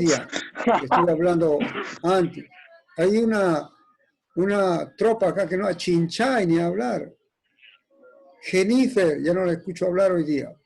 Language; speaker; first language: Spanish; native; Spanish